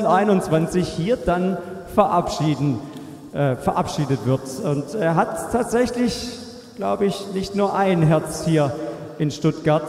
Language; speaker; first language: German; native; German